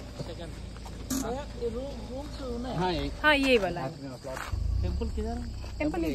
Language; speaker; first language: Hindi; non-native, local second language; Kannada